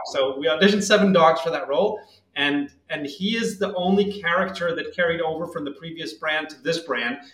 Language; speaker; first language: English; non-native, fluent; Hebrew